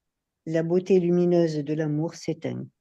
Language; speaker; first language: French; native; French